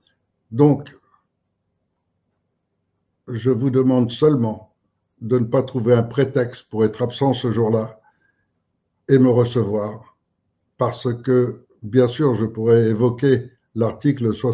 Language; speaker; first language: French; native; French